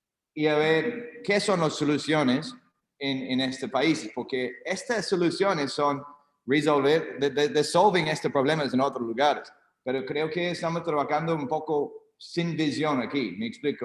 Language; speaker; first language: Spanish; non-native, learner; English